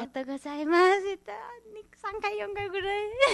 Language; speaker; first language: Japanese; non-native, learner; Nepali